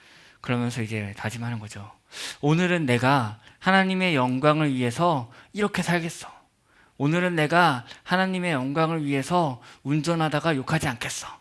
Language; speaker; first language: Korean; native; Korean